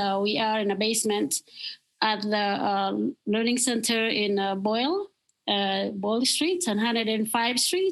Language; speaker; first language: English; non-native, fluent; Spanish